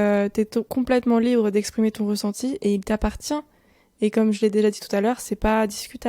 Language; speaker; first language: French; native; French